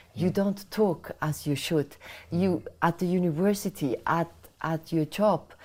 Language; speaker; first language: English; non-native, fluent; Swiss German